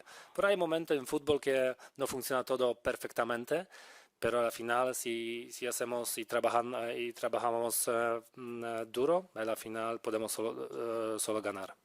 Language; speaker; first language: Spanish; non-native, fluent; Polish